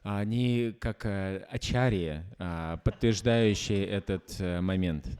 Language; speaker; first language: Russian; native; Russian